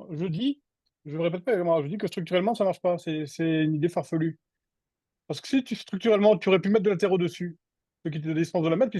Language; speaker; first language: French; native; French